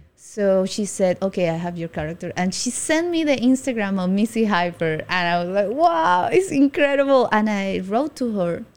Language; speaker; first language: English; non-native, fluent; Spanish